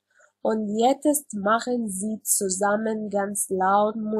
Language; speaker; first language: German; non-native, learner; Arabic